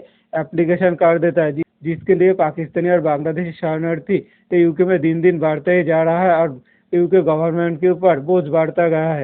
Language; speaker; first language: Hindi; non-native, local second language; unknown